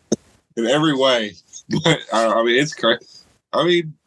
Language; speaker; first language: English; native; English